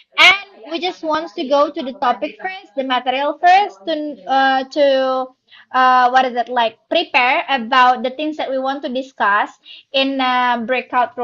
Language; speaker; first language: English; non-native, learner; Indonesian